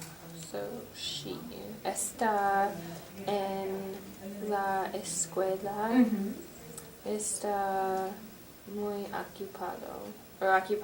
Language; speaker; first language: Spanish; non-native, learner; English